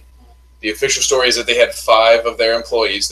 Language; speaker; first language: English; native; English